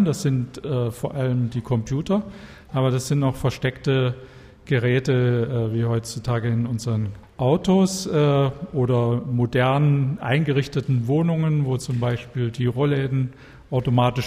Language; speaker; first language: German; native; German